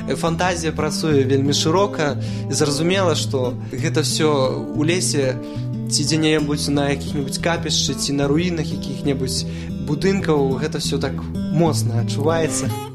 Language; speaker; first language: Belarusian; non-native, local second language; Russian